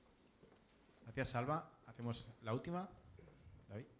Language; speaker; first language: Spanish; native; Spanish